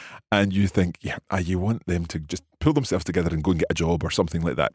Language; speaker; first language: English; native; English